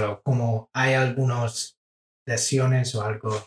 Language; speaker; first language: Spanish; non-native, fluent; English